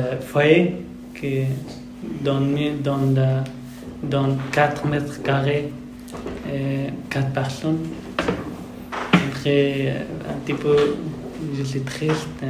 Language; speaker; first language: French; non-native, learner; Persian